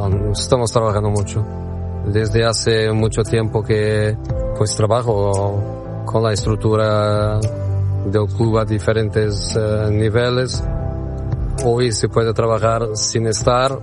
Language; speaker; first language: Spanish; non-native, fluent; Portuguese